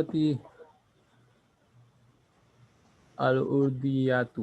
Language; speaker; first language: Arabic; non-native, learner; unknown